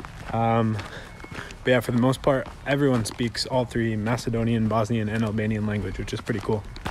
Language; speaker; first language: English; native; English